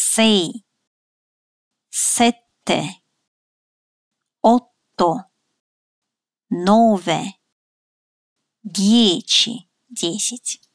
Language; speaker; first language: Italian; non-native, fluent; Russian